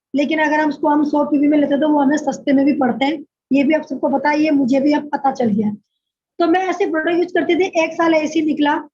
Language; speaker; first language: Hindi; native; Hindi